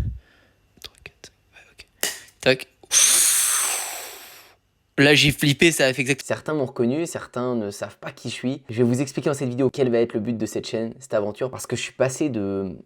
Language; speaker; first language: French; native; French